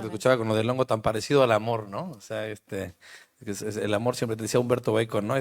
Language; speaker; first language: Spanish; native; Spanish